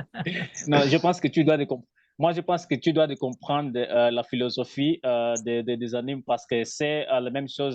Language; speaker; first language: French; non-native, learner; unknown